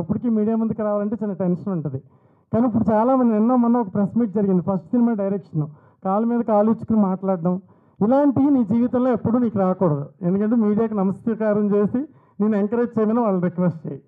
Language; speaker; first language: Telugu; native; Telugu